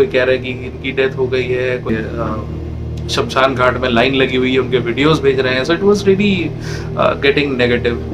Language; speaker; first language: Hindi; non-native, local second language; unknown